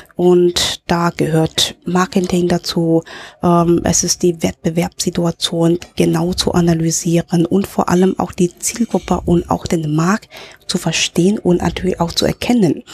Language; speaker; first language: German; early bilingual, other home language; Cantonese